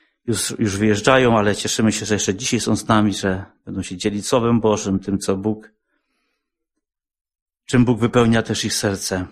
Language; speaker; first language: Polish; native; Polish